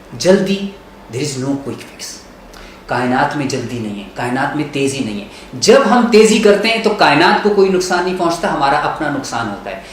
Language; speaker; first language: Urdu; native; Urdu